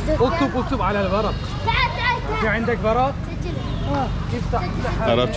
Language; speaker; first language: Arabic; non-native, fluent; Turkish